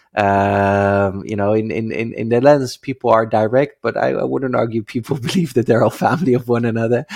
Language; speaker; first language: English; non-native, fluent; Dutch